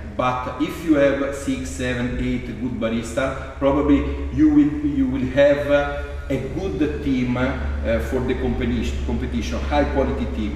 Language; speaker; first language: English; non-native, fluent; Italian